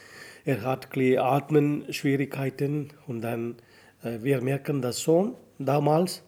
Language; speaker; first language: German; non-native, learner; Tamil